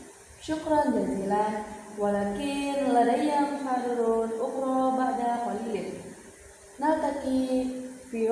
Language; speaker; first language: Arabic; non-native, learner; Indonesian